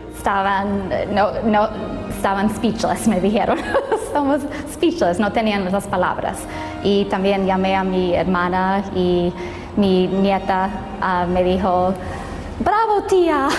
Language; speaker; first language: Spanish; early bilingual, heritage; Spanish